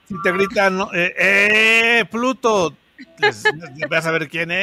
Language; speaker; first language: Spanish; native; Spanish